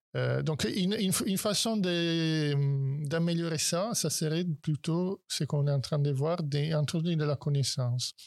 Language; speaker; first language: French; non-native, fluent; Italian